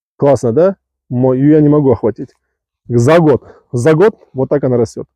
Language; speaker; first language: Russian; non-native, local second language; Uzbek